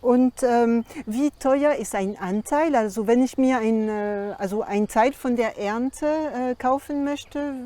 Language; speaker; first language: German; non-native, fluent; French